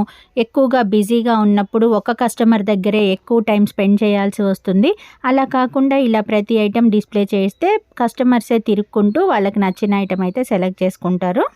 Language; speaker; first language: Telugu; native; Telugu